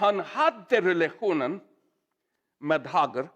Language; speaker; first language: Swedish; non-native, learner; Urdu